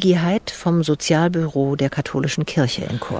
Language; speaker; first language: German; native; German